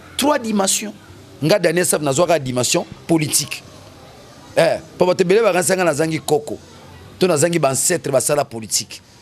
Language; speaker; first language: Lingala; non-native, local second language; Kongo